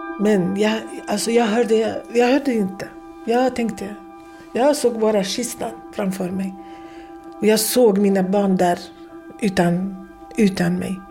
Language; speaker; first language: Swedish; non-native, fluent; Kurdish